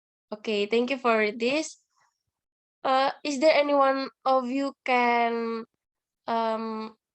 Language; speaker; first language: English; non-native, learner; Indonesian